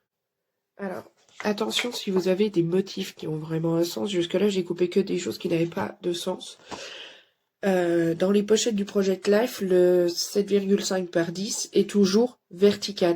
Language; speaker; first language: French; native; French